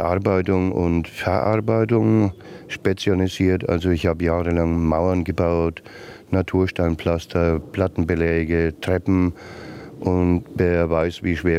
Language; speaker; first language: German; native; German